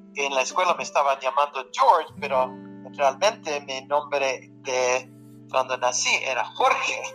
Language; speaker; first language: Spanish; early bilingual, heritage; Spanish